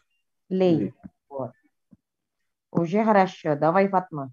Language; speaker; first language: Russian; non-native, fluent; Indonesian